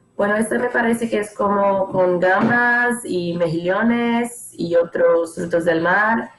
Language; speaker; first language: Spanish; non-native, fluent; Portuguese